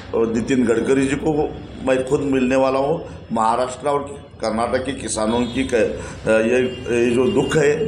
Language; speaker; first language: Hindi; non-native, local second language; Marathi